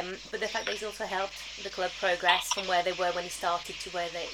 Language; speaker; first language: English; early bilingual, other home language; French